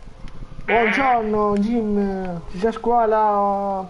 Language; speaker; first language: Italian; native; Italian